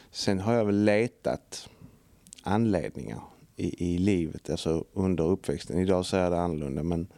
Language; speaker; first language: Swedish; native; Swedish